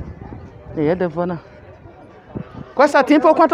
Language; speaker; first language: Italian; non-native, learner; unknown